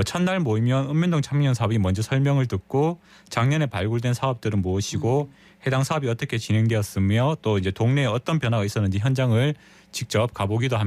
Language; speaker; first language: Korean; native; Korean